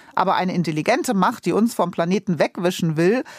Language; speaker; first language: German; native; German